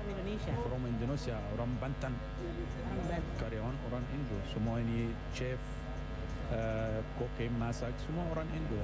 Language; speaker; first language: Indonesian; non-native, learner; Arabic